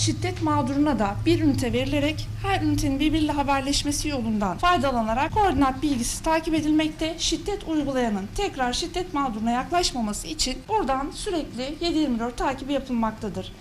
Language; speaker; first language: Turkish; native; Turkish